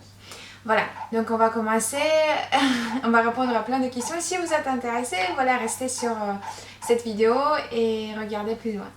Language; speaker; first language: French; non-native, fluent; Russian